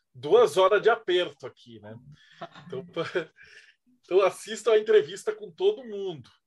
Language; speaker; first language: Portuguese; native; Portuguese